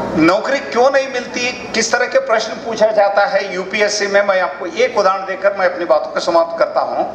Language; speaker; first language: Hindi; non-native, local second language; Kannada